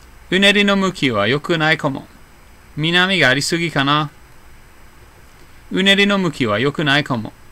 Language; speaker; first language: Japanese; non-native, fluent; English